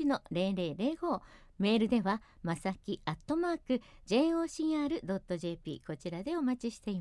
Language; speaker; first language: Japanese; native; Japanese